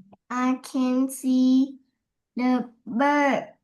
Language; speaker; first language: English; non-native, learner; Vietnamese